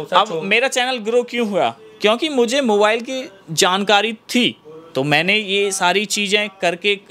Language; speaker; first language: Hindi; native; Hindi